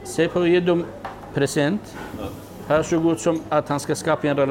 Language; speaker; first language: Swedish; non-native, learner; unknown